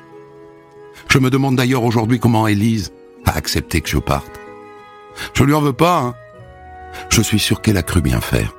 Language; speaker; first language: French; native; French